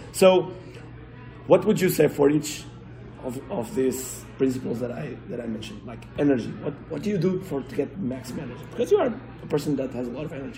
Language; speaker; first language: English; non-native, fluent; Portuguese